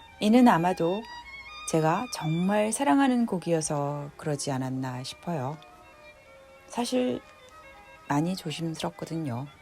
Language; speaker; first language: Korean; native; Korean